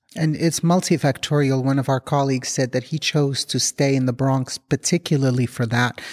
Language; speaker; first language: English; non-native, fluent; Arabic